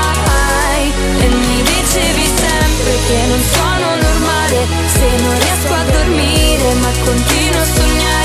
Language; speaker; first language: Italian; native; Italian